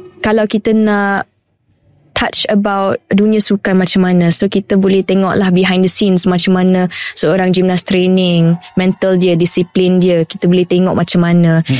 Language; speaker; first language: Malay; non-native, local second language; English